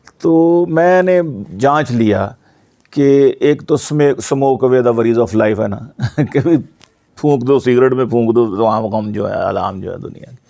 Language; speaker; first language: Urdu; non-native, local second language; Punjabi